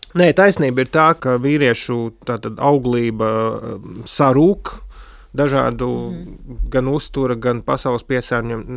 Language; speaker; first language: Latvian; native; Latvian